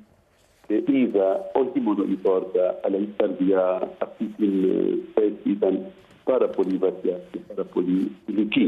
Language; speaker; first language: Greek; non-native, fluent; Arabic